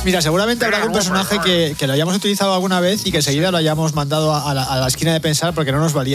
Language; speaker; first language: Spanish; native; Spanish